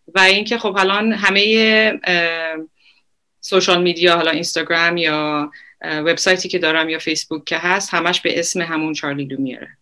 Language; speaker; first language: Persian; native; Persian